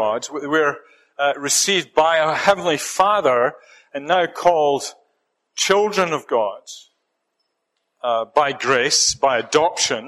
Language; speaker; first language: English; native; English